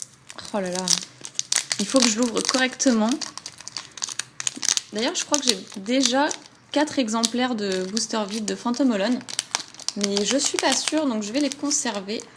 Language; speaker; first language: French; native; French